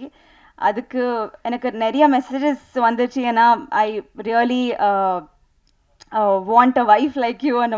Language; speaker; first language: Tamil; non-native, learner; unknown